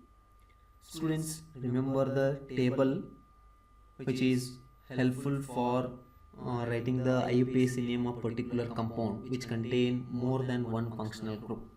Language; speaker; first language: English; non-native, local second language; Kannada